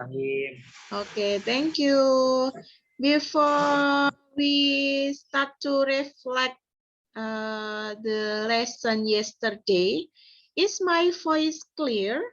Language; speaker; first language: English; non-native, fluent; Indonesian